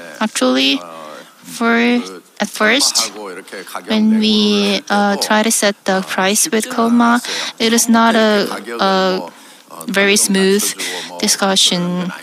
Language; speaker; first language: English; non-native, fluent; Korean